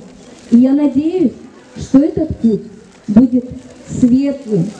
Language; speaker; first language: Russian; non-native, local second language; Gagauz